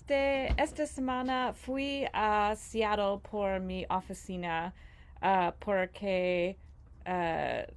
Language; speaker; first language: Spanish; non-native, learner; English